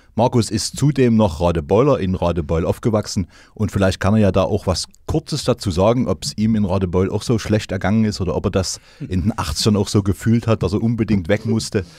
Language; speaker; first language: German; native; German